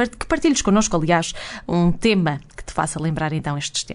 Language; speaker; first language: Portuguese; native; Portuguese